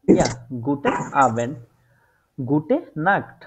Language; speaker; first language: German; non-native, fluent; Bangla